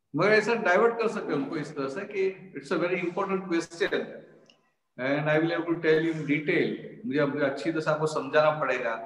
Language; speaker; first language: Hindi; non-native, local second language; Gujarati